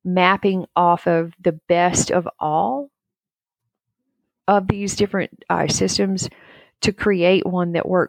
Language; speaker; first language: English; native; English